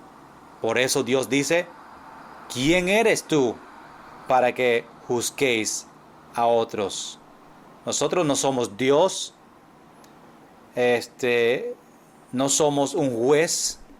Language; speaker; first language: Spanish; non-native, fluent; English